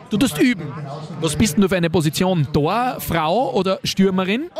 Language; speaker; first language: German; native; German